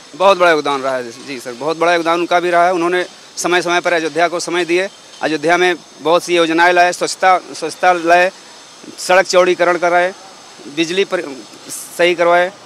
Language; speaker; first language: Hindi; native; Hindi